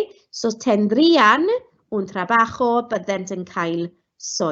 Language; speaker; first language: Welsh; non-native, local second language; English